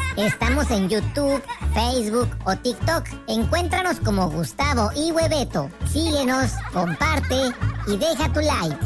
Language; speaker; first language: Spanish; native; Spanish